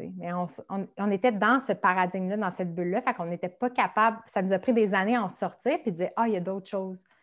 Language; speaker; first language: French; native; French